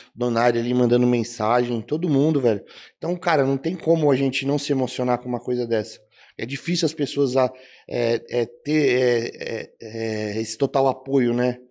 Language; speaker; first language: Portuguese; native; Portuguese